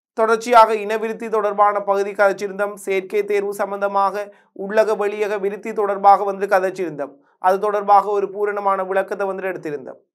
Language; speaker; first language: Tamil; native; Tamil